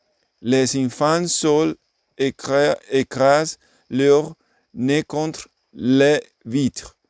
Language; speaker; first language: French; non-native, learner; English